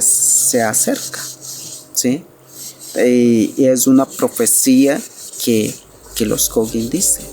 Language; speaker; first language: Spanish; non-native, local second language; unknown